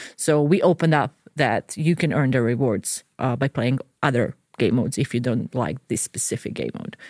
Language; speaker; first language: English; non-native, fluent; Croatian